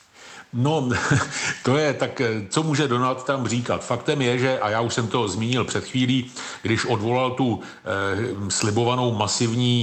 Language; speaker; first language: Czech; native; Czech